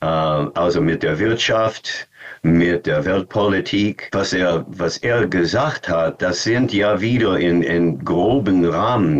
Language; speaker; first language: German; non-native, fluent; English